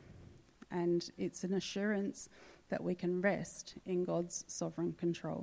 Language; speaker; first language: English; native; English